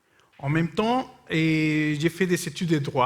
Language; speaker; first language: French; non-native, fluent; Spanish